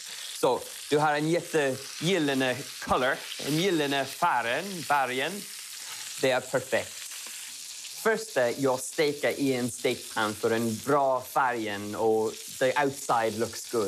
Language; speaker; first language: Swedish; non-native, learner; English